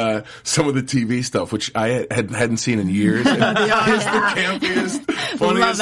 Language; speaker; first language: English; native; English